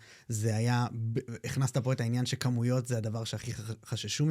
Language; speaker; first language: Hebrew; native; Hebrew